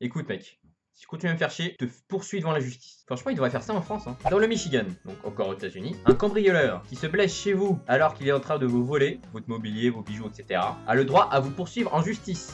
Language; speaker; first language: French; native; French